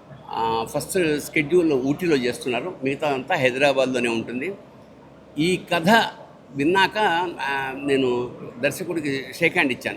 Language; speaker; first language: Telugu; native; Telugu